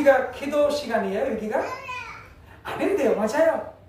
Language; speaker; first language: Korean; non-native, learner; English